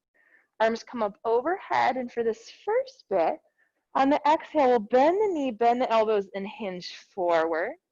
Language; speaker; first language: English; native; English